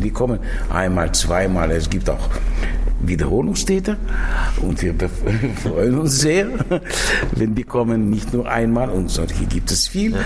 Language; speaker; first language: German; non-native, fluent; Russian